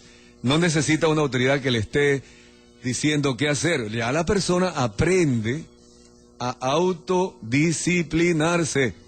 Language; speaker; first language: Spanish; native; Spanish